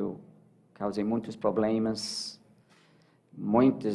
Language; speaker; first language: Portuguese; non-native, learner; English